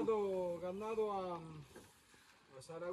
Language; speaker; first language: Spanish; native; Spanish